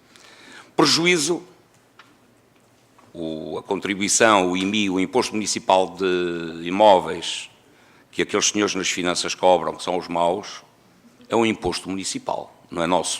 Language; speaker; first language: Portuguese; native; Portuguese